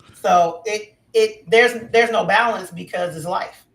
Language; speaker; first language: English; native; English